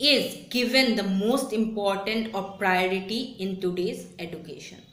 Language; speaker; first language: English; non-native, local second language; Bangla